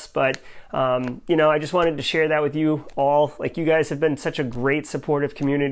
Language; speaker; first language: English; native; English